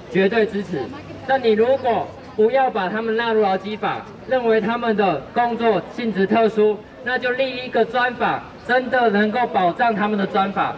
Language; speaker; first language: Chinese; native; Chinese